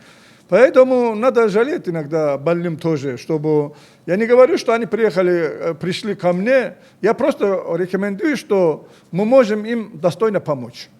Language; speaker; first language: Russian; native; Russian